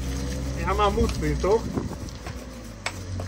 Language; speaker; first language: Dutch; native; Dutch